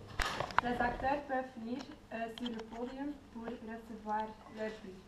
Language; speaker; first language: French; non-native, learner; Dutch